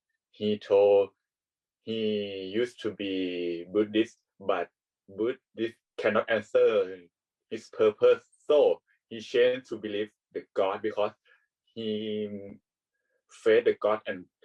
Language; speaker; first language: English; non-native, learner; Thai